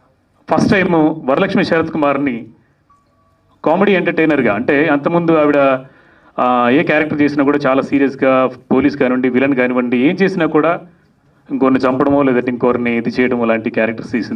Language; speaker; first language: Telugu; native; Telugu